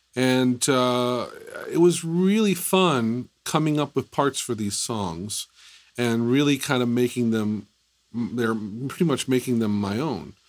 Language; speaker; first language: English; native; English